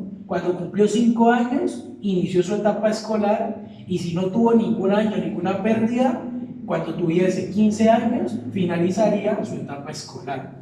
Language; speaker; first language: Spanish; native; Spanish